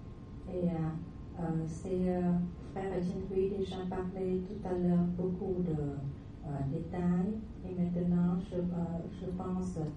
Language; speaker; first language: French; non-native, learner; Vietnamese